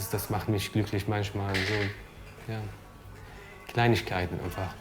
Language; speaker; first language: German; non-native, fluent; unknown